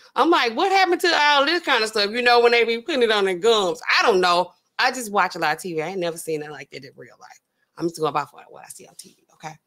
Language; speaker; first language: English; native; English